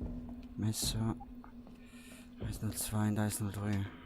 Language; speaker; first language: German; native; German